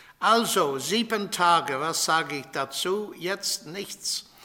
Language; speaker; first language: German; non-native, fluent; English